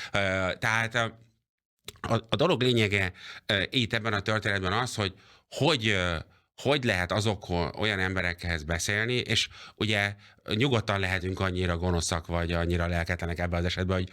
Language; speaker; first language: Hungarian; native; Hungarian